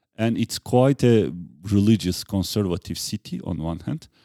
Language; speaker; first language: English; non-native, fluent; Turkish